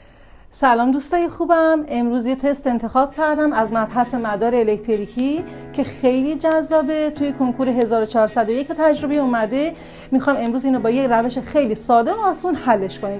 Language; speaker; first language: Persian; native; Persian